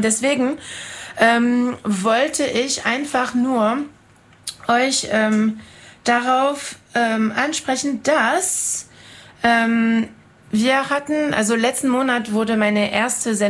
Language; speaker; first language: German; non-native, fluent; French